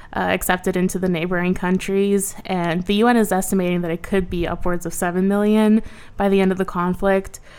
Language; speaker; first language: English; early bilingual, other home language; Ukrainian